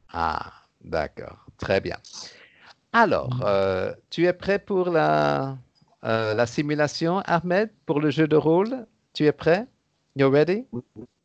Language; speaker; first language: French; native; French